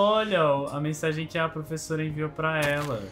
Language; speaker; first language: Portuguese; native; Portuguese